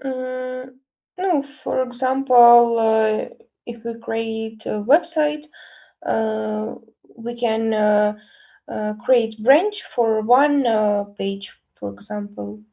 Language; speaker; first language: English; non-native, learner; Russian